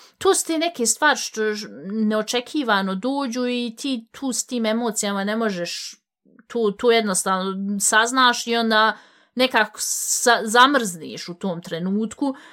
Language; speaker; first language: Bosnian; early bilingual, heritage; Bosnian